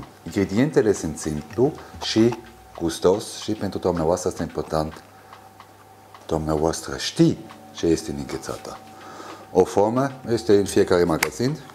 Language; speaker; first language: Romanian; non-native, learner; German